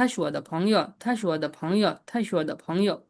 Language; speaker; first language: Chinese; non-native, fluent; Bangla